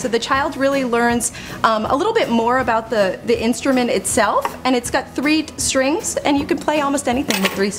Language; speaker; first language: English; native; English